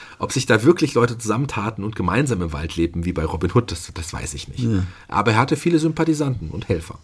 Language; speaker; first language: German; native; German